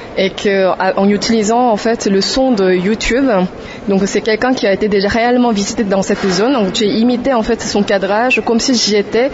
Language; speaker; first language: French; non-native, fluent; Korean